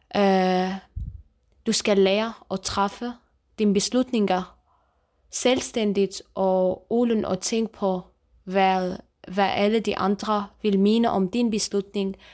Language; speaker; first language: Danish; non-native, fluent; Kurdish